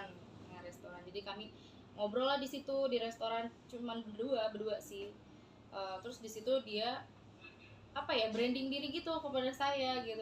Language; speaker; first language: Indonesian; native; Indonesian